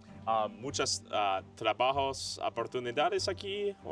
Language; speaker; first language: Spanish; non-native, learner; English